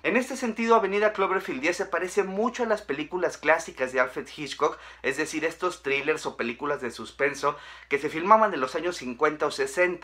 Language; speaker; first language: Spanish; native; Spanish